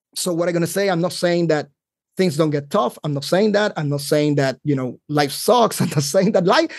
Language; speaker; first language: English; non-native, fluent; Spanish